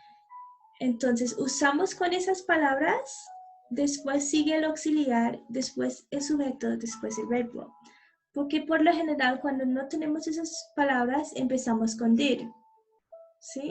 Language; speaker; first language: Spanish; non-native, learner; English